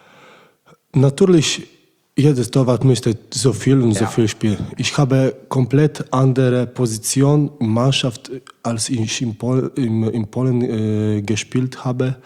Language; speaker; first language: German; non-native, learner; Polish